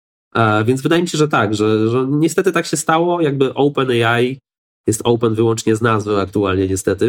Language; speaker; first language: Polish; native; Polish